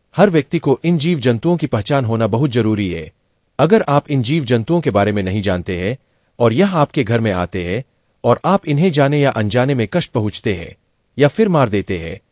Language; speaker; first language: Hindi; non-native, local second language; Gujarati